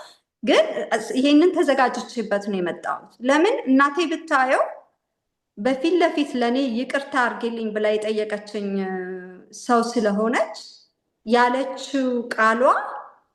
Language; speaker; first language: Amharic; native; Amharic